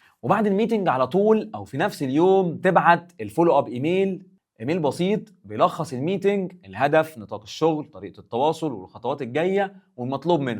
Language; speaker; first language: Arabic; native; Arabic